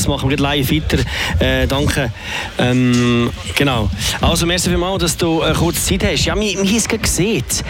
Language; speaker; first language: German; native; German